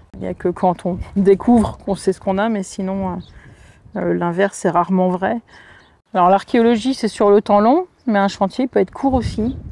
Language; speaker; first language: French; native; French